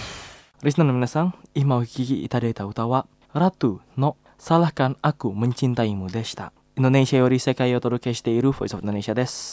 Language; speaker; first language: Japanese; non-native, fluent; Indonesian